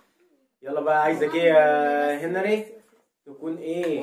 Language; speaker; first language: Arabic; native; Arabic